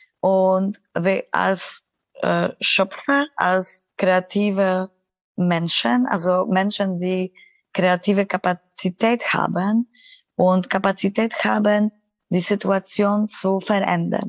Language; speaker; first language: German; non-native, fluent; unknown